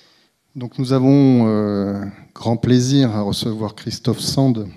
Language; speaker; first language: French; native; French